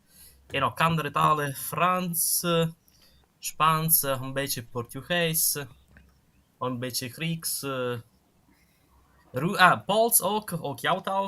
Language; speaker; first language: Dutch; non-native, fluent; Italian